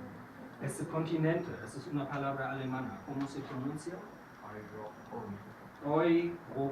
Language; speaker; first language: Spanish; non-native, fluent; German